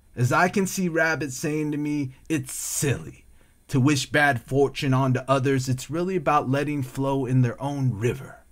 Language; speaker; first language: English; native; English